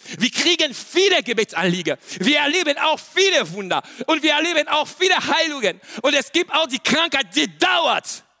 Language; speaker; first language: German; non-native, learner; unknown